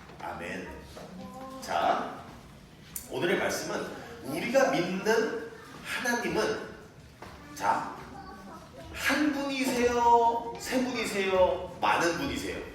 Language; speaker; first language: Korean; native; Korean